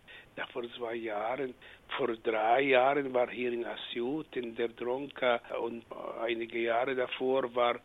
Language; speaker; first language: German; non-native, fluent; Arabic